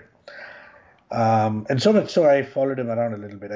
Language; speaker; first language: English; non-native, local second language; Tamil